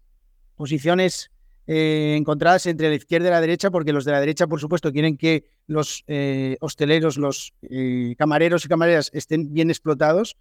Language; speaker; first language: Spanish; native; Spanish